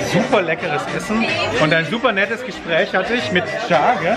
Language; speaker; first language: German; native; German